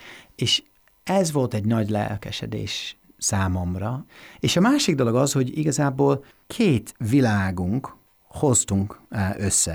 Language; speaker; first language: Hungarian; non-native, fluent; English